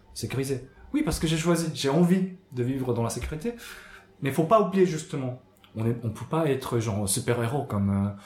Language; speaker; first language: French; non-native, fluent; Japanese